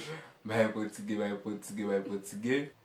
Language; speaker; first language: Portuguese; non-native, learner; Haitian Creole